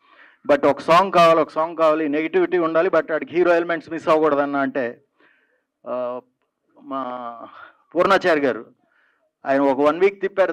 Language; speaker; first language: Telugu; native; Telugu